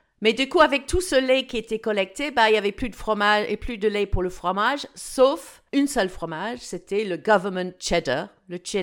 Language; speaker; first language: French; non-native, fluent; English